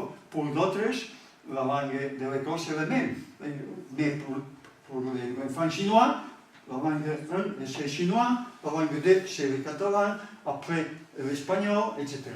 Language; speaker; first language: French; non-native, learner; Catalan